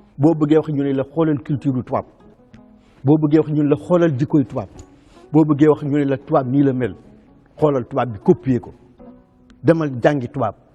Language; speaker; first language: Wolof; native; Wolof